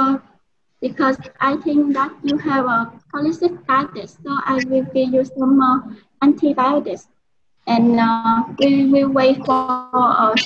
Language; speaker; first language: English; non-native, learner; Vietnamese